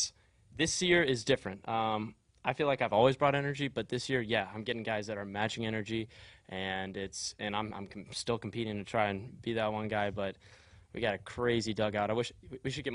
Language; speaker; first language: English; native; English